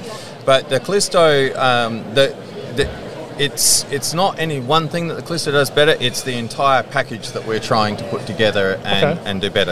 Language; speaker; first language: English; native; English